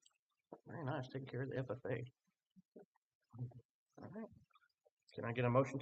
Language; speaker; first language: English; native; English